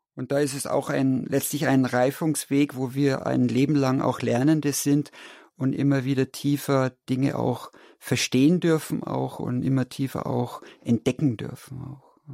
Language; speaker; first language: German; native; German